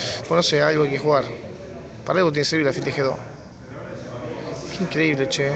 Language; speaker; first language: Spanish; native; Spanish